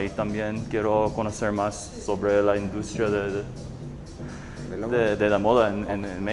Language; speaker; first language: Spanish; non-native, learner; English